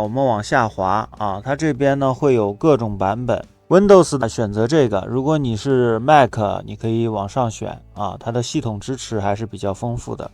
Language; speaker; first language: Chinese; native; Chinese